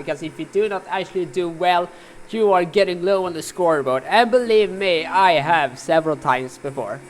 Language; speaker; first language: English; non-native, fluent; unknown